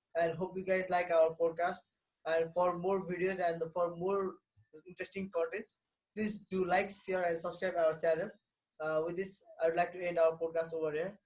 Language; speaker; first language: English; non-native, local second language; Nepali